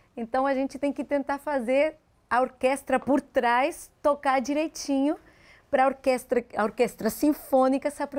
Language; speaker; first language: Portuguese; early bilingual, heritage; Spanish